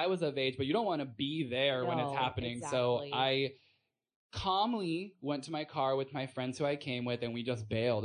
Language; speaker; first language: English; native; English